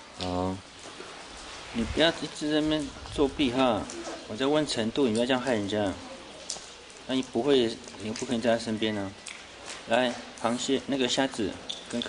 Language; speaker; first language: Chinese; native; Chinese